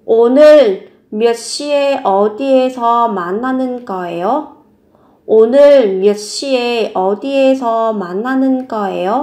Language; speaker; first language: Korean; non-native, fluent; Vietnamese